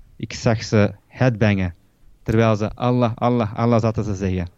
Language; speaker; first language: Dutch; early bilingual, other home language; Turkish